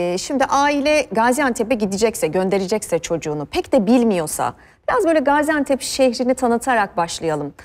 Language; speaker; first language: Turkish; native; Turkish